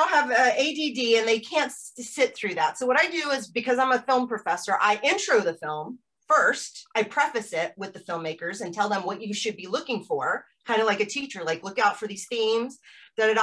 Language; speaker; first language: English; native; English